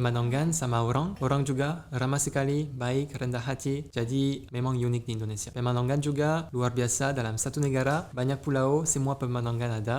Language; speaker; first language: Indonesian; non-native, fluent; French